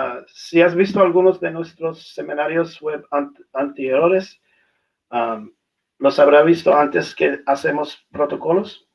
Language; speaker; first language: Spanish; non-native, learner; English